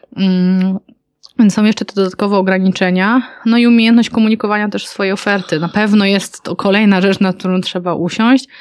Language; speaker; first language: Polish; native; Polish